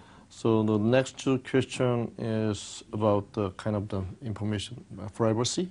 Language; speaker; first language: English; non-native, fluent; Korean